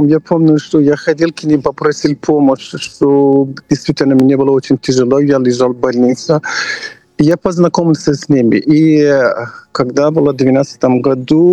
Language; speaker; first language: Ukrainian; non-native, fluent; Persian